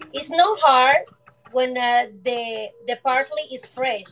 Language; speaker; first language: English; non-native, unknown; Spanish